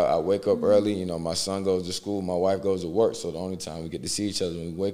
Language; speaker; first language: English; native; English